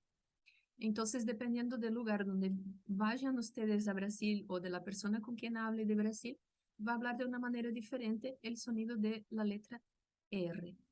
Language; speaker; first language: Spanish; non-native, fluent; Portuguese